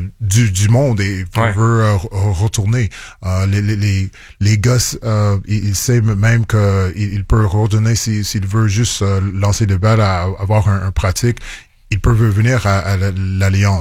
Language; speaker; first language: French; non-native, local second language; English